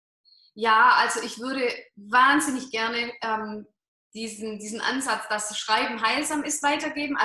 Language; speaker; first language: German; native; German